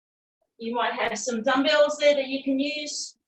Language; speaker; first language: English; native; English